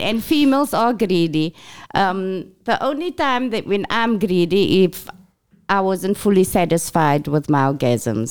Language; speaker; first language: English; non-native, local second language; Afrikaans